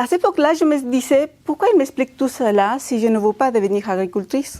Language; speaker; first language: French; non-native, fluent; Spanish